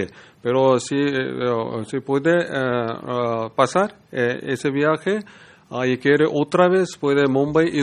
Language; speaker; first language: Spanish; non-native, learner; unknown